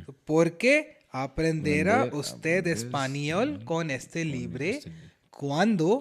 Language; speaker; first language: Spanish; non-native, learner; Hindi